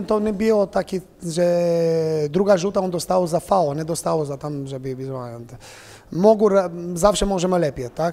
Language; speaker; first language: Polish; non-native, fluent; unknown